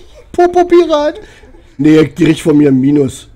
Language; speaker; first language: German; native; German